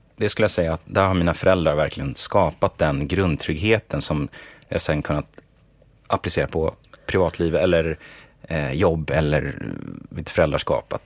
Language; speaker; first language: Swedish; native; Swedish